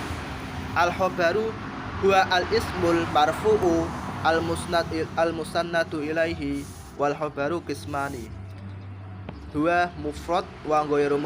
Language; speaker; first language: Arabic; non-native, learner; Indonesian